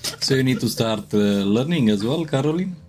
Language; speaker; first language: English; non-native, fluent; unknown